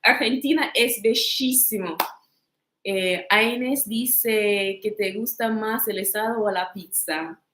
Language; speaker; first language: Spanish; non-native, fluent; English